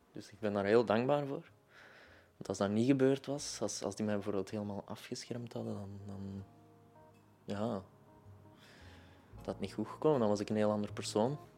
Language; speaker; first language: Dutch; native; Dutch